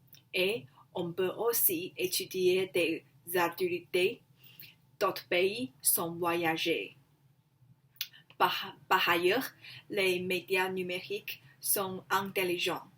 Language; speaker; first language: French; non-native, learner; Chinese